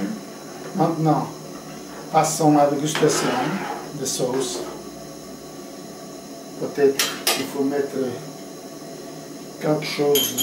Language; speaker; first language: French; non-native, fluent; Portuguese